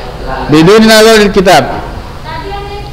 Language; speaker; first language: Arabic; non-native, fluent; Indonesian